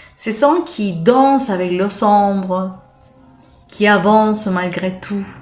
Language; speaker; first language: French; non-native, fluent; Spanish